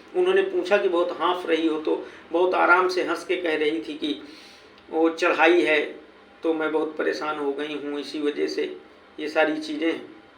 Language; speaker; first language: Hindi; native; Hindi